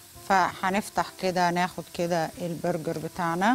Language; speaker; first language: Arabic; native; Arabic